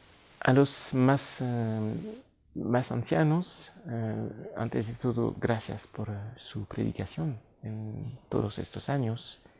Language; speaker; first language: Spanish; non-native, fluent; French